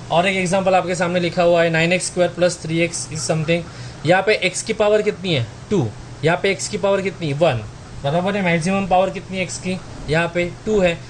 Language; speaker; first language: Hindi; non-native, local second language; Marathi